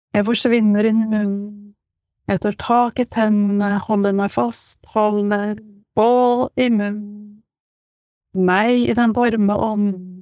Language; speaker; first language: Norwegian; native; Norwegian